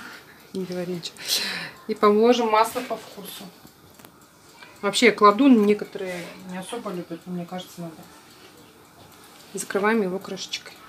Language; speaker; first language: Russian; non-native, local second language; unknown